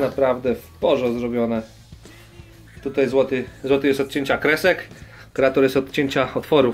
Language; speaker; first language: Polish; native; Polish